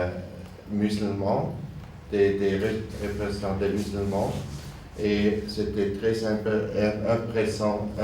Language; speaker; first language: French; non-native, learner; German